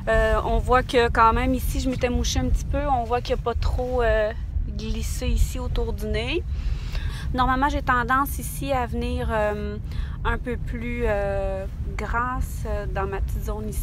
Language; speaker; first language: French; native; French